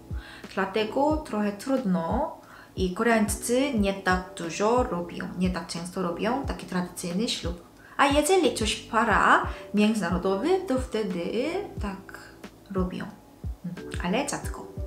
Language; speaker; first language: Polish; non-native, local second language; Korean